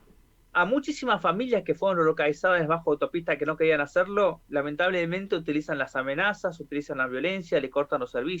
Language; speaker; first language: Spanish; native; Spanish